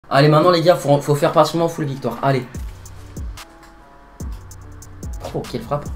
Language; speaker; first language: French; native; French